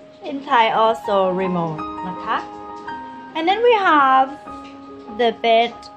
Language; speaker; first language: English; non-native, fluent; Thai